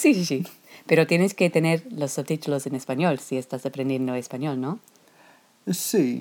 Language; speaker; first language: Spanish; non-native, learner; English